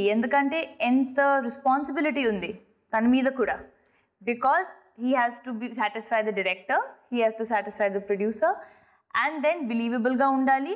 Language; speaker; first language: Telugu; non-native, fluent; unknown